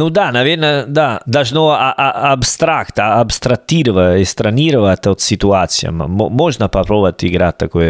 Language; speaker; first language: Russian; non-native, learner; Italian